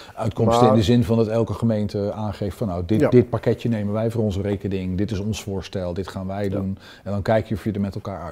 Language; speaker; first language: Dutch; native; Dutch